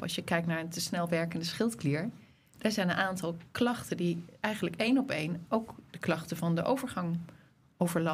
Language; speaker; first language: Dutch; native; Dutch